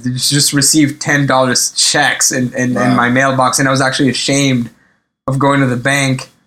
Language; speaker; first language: English; early bilingual, other home language; Arabic